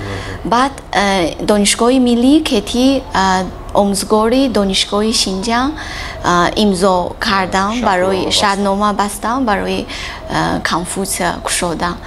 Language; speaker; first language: Persian; non-native, learner; Chinese